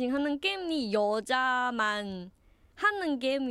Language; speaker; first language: Korean; non-native, learner; Chinese